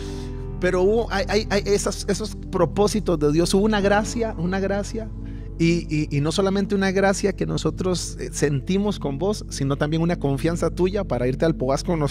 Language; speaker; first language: Spanish; native; Spanish